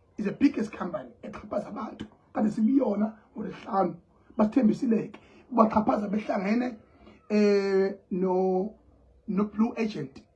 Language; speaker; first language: Zulu; native; Zulu